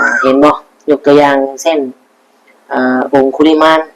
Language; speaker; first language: Thai; non-native, local second language; Northeastern Thai